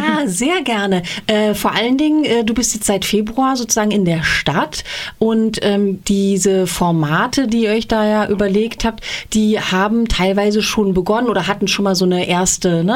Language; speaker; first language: German; native; German